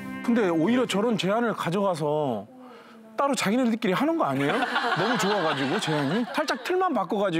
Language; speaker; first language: Korean; native; Korean